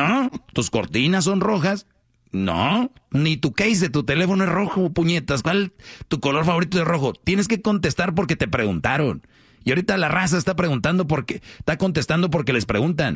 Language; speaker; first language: Spanish; native; Spanish